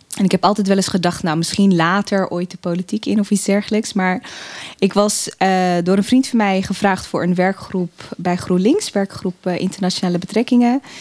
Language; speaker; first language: Dutch; early bilingual, other home language; Tigrinya